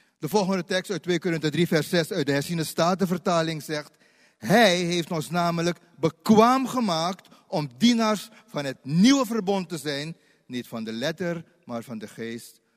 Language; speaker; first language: Dutch; native; Dutch